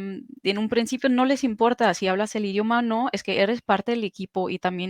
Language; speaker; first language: Spanish; non-native, fluent; German